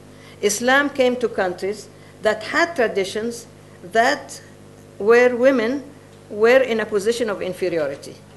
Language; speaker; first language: English; non-native, fluent; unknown